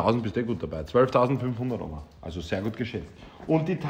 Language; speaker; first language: German; native; German